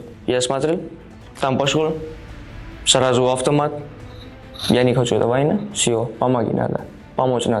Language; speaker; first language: Russian; non-native, learner; Gujarati